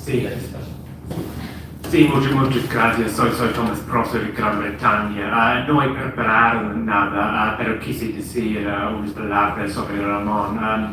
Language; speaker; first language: Spanish; non-native, fluent; English